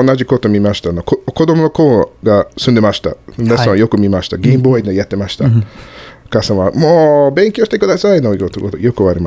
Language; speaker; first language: Japanese; non-native, fluent; English